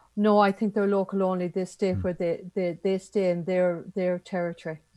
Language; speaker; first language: English; native; English